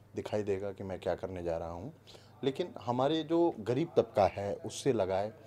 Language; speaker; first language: Hindi; native; Hindi